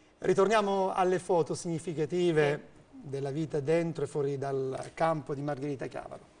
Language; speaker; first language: Italian; native; Italian